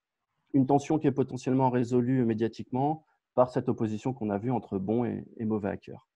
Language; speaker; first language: French; native; French